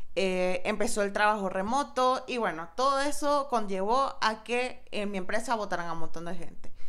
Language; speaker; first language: Spanish; native; Spanish